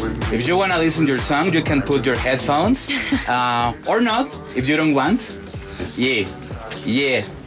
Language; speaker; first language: English; non-native, fluent; Spanish